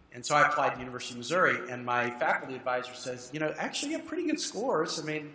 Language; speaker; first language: English; native; English